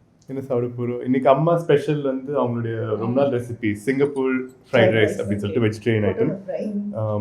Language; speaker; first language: Tamil; native; Tamil